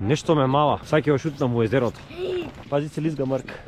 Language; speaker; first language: Macedonian; native; Macedonian